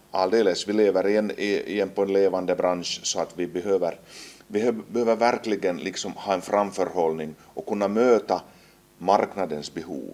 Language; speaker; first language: Swedish; native; Swedish